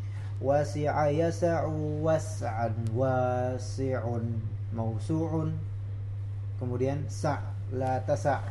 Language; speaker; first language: Arabic; non-native, fluent; Indonesian